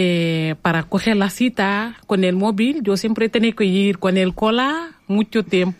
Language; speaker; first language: Spanish; non-native, learner; Arabic